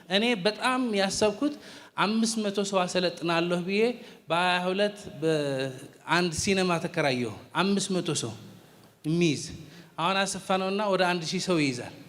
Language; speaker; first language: Amharic; non-native, fluent; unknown